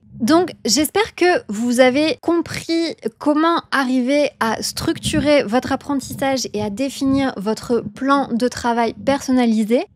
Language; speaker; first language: French; native; French